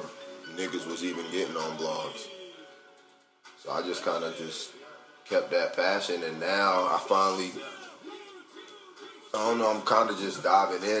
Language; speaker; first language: English; native; English